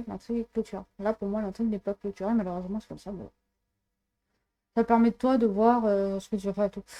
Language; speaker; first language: French; native; French